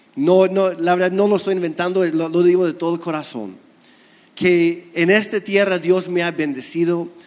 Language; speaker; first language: Spanish; non-native, fluent; English